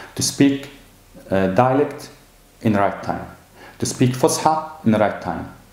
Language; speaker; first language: English; non-native, fluent; Arabic